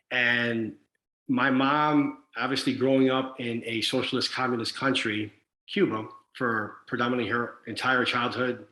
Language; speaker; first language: English; early bilingual, other home language; Spanish